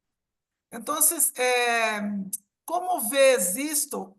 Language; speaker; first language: Portuguese; non-native, fluent; Spanish